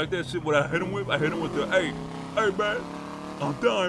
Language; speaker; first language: English; native; English